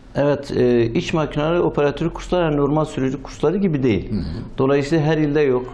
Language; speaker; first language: Turkish; native; Turkish